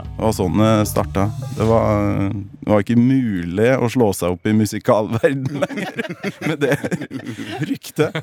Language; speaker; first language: Norwegian; native; Norwegian